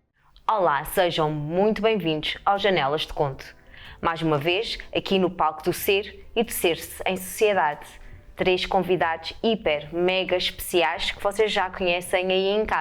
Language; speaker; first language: Portuguese; native; Portuguese